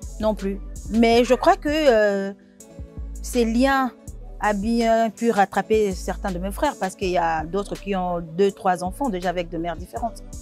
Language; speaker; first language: French; non-native, local second language; Lingala